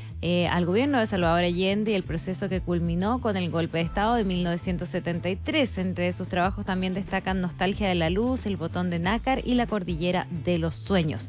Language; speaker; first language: Spanish; native; Spanish